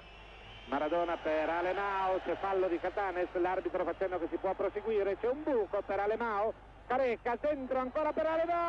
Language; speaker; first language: Italian; native; Italian